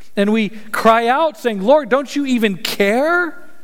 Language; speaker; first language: English; native; English